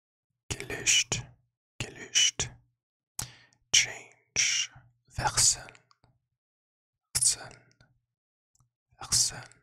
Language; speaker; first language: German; non-native, learner; English